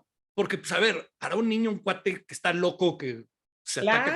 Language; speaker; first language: Spanish; native; Spanish